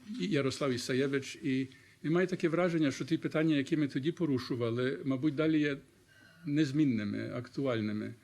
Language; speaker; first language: Ukrainian; early bilingual, heritage; Ukrainian